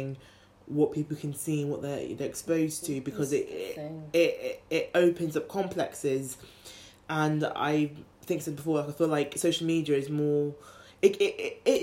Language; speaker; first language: English; native; English